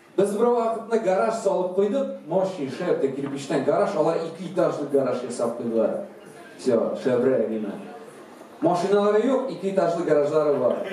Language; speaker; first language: Tatar; non-native, local second language; Russian